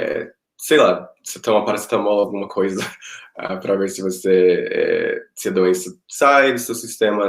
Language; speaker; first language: Portuguese; non-native, fluent; Spanish